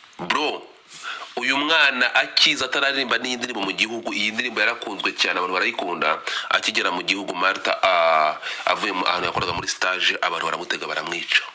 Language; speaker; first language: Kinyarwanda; native; Kinyarwanda